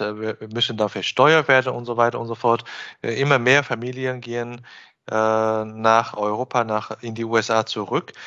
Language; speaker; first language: German; non-native, fluent; Chinese